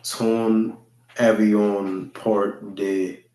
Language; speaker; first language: French; non-native, learner; English